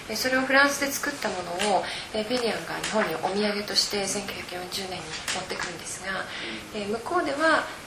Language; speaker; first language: Japanese; native; Japanese